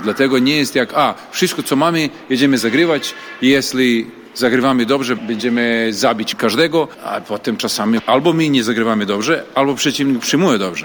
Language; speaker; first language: Polish; non-native, fluent; Serbian